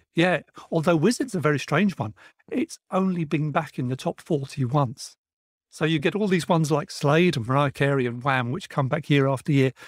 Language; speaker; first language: English; native; English